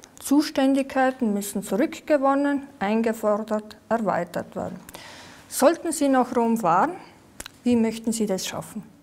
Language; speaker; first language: German; native; German